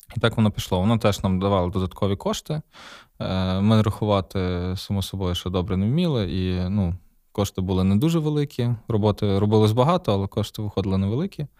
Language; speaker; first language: Ukrainian; native; Ukrainian